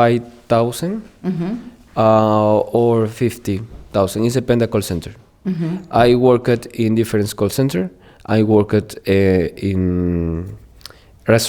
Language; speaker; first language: English; non-native, learner; Spanish